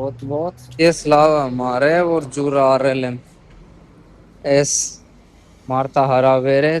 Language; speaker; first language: Armenian; non-native, learner; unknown